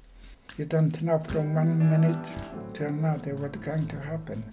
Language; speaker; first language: English; non-native, fluent; Polish